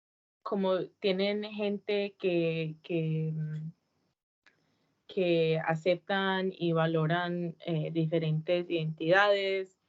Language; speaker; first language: Spanish; early bilingual, heritage; Spanish